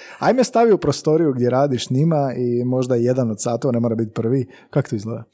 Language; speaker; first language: Croatian; native; Croatian